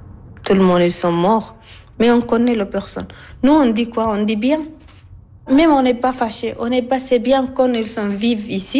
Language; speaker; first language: French; non-native, learner; Arabic